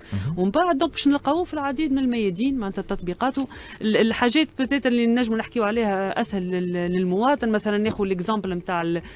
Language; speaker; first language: Arabic; native; Arabic